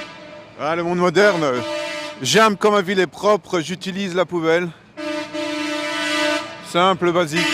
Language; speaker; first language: French; native; French